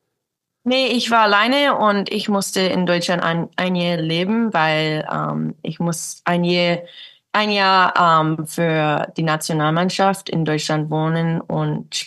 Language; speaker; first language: German; early bilingual, heritage; English